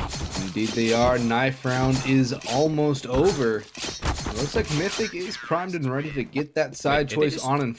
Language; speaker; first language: English; native; English